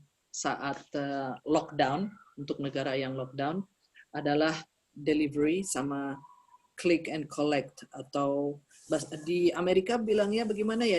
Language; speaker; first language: Indonesian; early bilingual, heritage; Indonesian